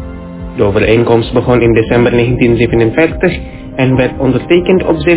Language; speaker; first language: Dutch; non-native, fluent; Indonesian